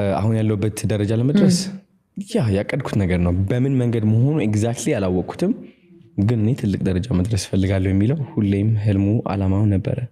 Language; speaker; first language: Amharic; non-native, local second language; Tigrinya